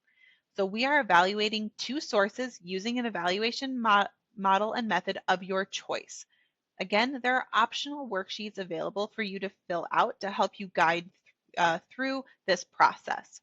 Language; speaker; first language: English; native; English